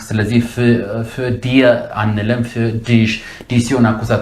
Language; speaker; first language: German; non-native, fluent; Amharic